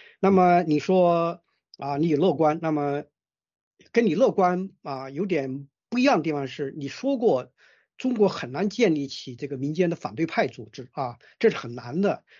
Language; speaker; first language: Chinese; native; Chinese